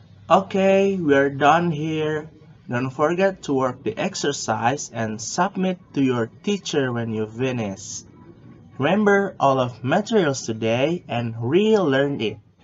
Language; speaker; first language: English; non-native, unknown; Indonesian